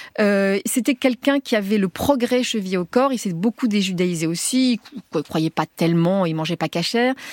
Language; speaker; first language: French; early bilingual, other home language; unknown